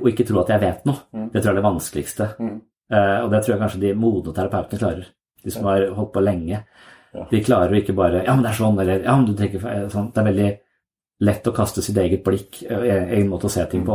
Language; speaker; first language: Norwegian; native; Norwegian